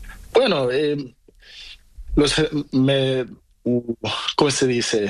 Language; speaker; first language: Spanish; non-native, learner; Portuguese